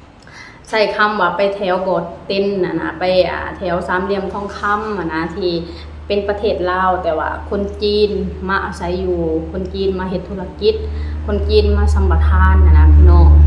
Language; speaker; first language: Thai; non-native, local second language; Lao